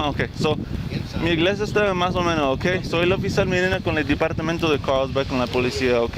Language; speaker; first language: Spanish; early bilingual, heritage; English